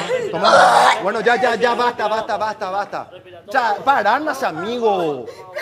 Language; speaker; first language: Spanish; native; Spanish